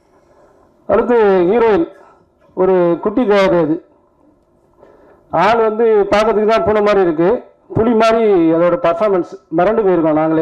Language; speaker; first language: Tamil; native; Tamil